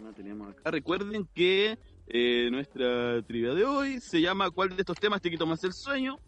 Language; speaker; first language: Spanish; native; Spanish